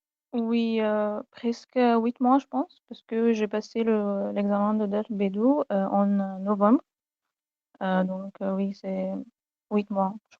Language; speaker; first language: French; non-native, fluent; Arabic